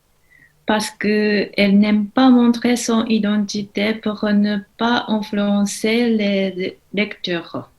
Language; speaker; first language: French; non-native, learner; Japanese